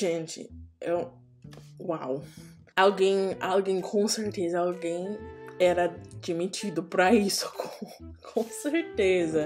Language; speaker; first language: Portuguese; non-native, learner; English